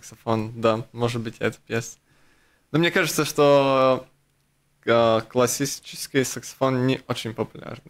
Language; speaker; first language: Russian; non-native, local second language; Latvian